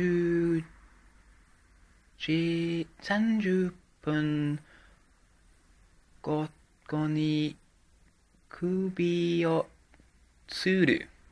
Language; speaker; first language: Japanese; non-native, learner; English